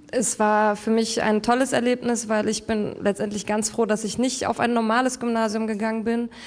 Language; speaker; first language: German; native; German